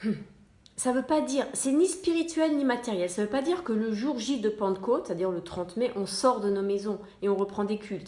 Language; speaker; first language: French; native; French